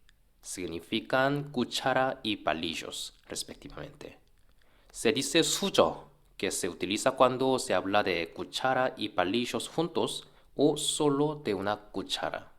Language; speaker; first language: Spanish; non-native, fluent; Korean